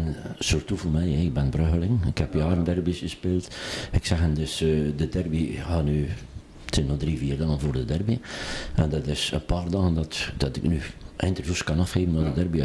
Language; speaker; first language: Dutch; native; Dutch